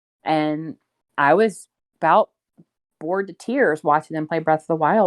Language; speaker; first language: English; native; English